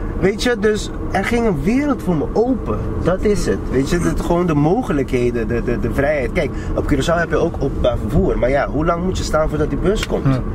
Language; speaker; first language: Dutch; non-native, local second language; Papiamento